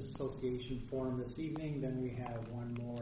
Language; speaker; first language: English; native; English